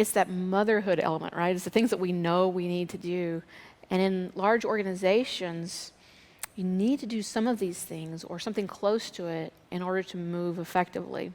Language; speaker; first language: English; native; English